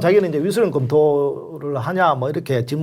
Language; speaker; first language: Korean; native; Korean